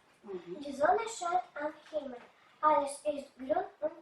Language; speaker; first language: German; non-native, learner; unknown